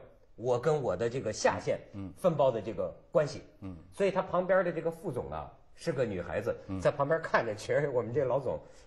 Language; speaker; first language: Chinese; native; Chinese